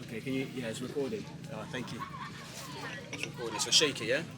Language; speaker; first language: English; native; English